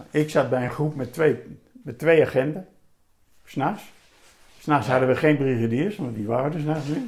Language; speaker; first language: Dutch; native; Dutch